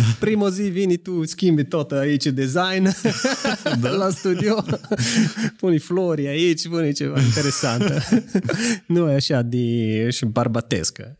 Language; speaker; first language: Romanian; non-native, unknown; Italian